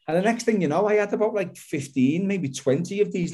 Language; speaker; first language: English; native; English